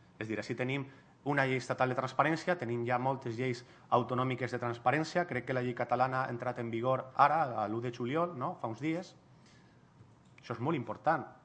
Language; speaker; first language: Catalan; non-native, local second language; Spanish